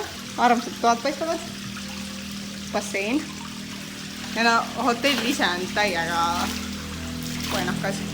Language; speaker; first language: Estonian; native; Estonian